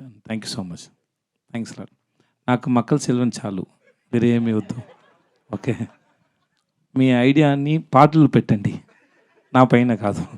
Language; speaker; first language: Telugu; non-native, learner; Tamil